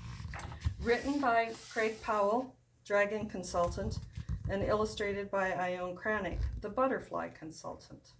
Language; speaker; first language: English; native; English